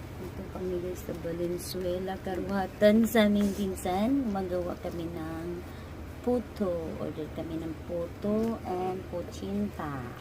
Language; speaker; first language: Filipino; non-native, local second language; Cebuano